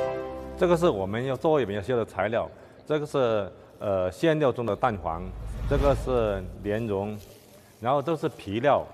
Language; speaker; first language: Chinese; native; Chinese